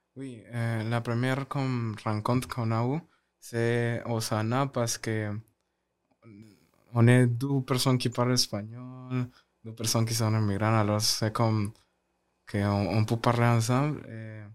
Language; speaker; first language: French; non-native, learner; Spanish